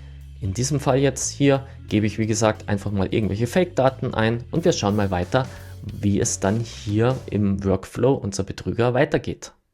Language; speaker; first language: German; native; German